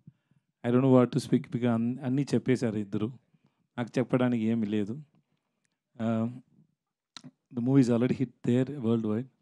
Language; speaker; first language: Telugu; non-native, learner; Tamil